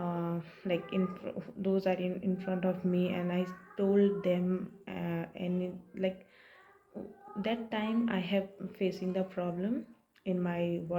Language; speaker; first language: English; non-native, learner; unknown